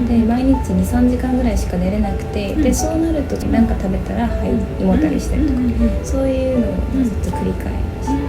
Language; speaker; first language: Japanese; native; Japanese